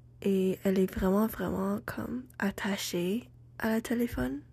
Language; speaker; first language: French; non-native, learner; English